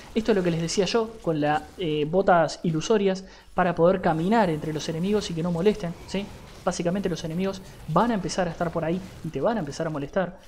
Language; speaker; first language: Spanish; native; Spanish